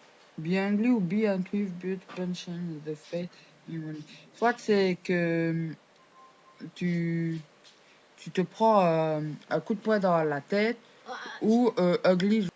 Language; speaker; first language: French; native; French